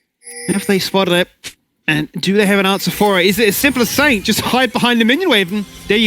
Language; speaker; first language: English; native; English